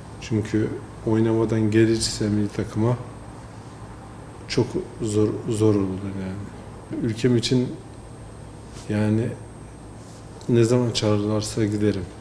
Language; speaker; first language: Turkish; early bilingual, heritage; French